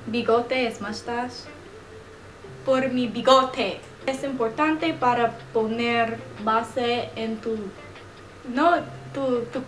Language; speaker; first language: Spanish; non-native, learner; English